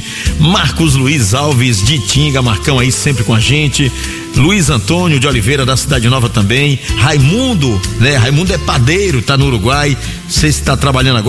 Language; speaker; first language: Portuguese; native; Portuguese